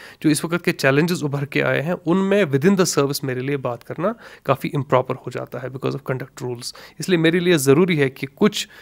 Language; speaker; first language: Urdu; non-native, local second language; Kashmiri